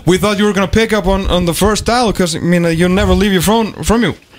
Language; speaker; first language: English; non-native, fluent; Icelandic